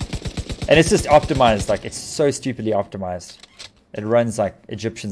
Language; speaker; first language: English; native; English